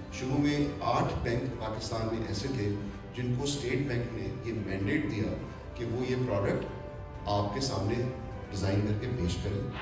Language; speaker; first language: Urdu; native; Urdu